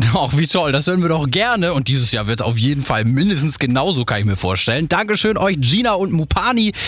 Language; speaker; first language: German; native; German